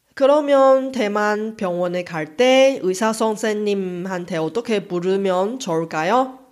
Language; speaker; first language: Korean; non-native, fluent; Chinese